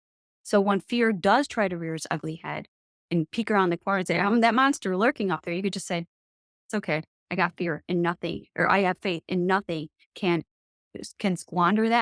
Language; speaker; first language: English; native; English